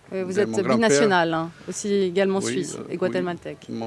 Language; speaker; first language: French; native; French